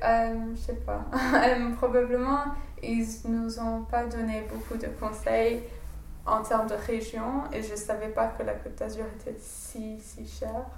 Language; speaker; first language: French; non-native, fluent; English